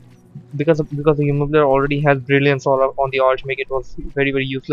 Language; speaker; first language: English; non-native, fluent; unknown